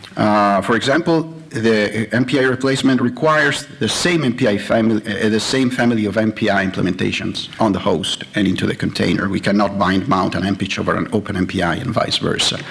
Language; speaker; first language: English; non-native, fluent; Italian